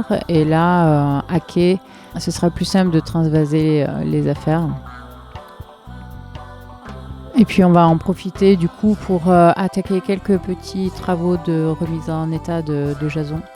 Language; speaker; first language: French; native; French